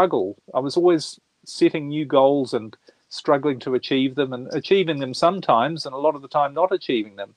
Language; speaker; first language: English; native; English